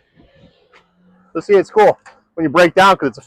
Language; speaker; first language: English; native; English